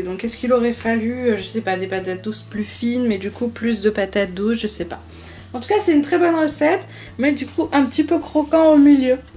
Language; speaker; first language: French; native; French